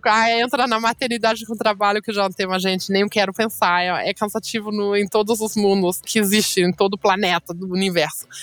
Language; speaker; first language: Portuguese; non-native, fluent; German